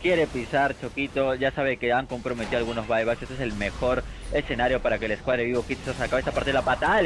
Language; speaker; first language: Spanish; native; Spanish